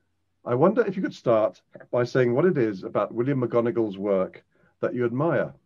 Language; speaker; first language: English; native; English